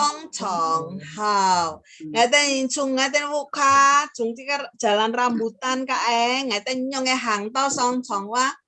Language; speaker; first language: Chinese; early bilingual, heritage; Chinese